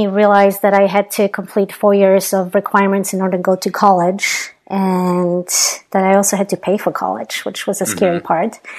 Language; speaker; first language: English; non-native, fluent; Polish